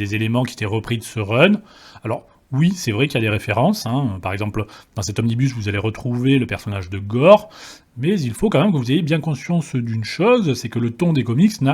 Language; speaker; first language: French; native; French